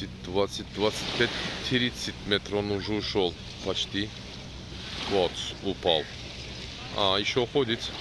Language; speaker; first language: Russian; non-native, learner; Turkish